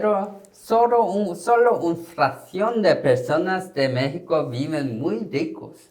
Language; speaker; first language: Spanish; non-native, learner; Korean